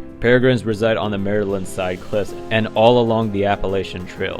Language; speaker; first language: English; native; English